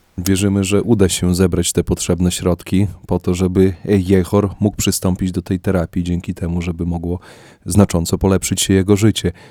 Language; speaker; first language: Polish; native; Polish